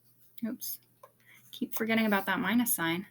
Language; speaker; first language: English; native; English